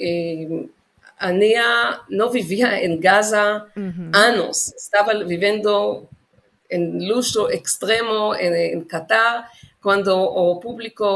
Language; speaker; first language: Portuguese; non-native, fluent; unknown